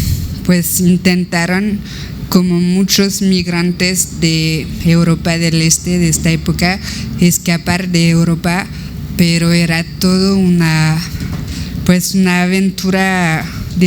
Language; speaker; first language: Spanish; non-native, fluent; French